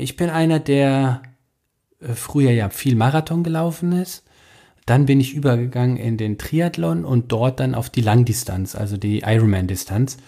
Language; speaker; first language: German; native; German